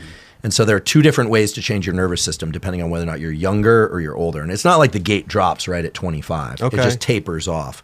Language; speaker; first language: English; native; English